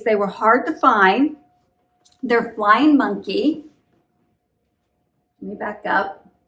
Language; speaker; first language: English; native; English